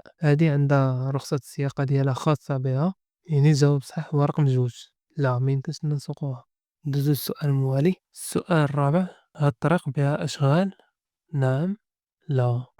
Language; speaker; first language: Arabic; native; Arabic